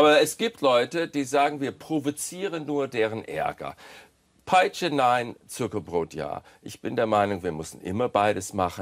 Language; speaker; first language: German; non-native, fluent; English